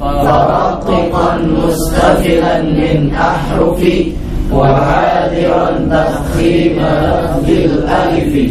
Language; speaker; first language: Arabic; non-native, learner; Indonesian